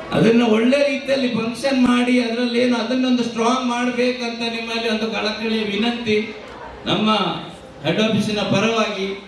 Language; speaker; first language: Kannada; native; Kannada